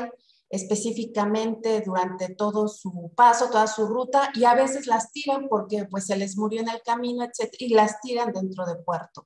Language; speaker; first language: Spanish; native; Spanish